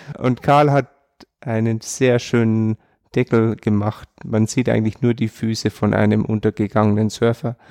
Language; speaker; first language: German; native; German